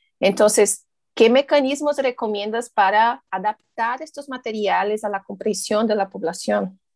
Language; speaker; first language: Spanish; non-native, fluent; Portuguese